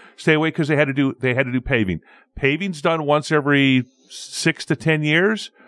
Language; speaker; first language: English; native; English